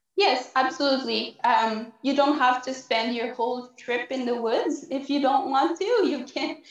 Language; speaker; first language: English; non-native, fluent; French